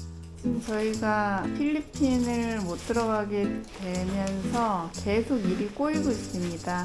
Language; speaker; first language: Korean; native; Korean